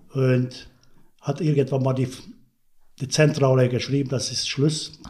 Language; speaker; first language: German; non-native, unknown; Hungarian